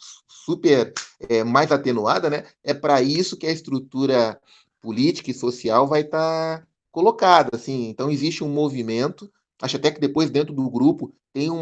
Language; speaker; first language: Portuguese; native; Portuguese